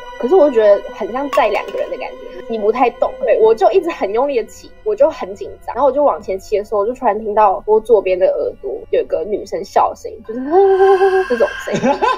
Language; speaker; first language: Chinese; native; Chinese